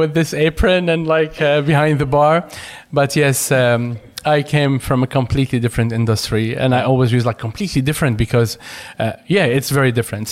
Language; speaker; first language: English; non-native, fluent; Arabic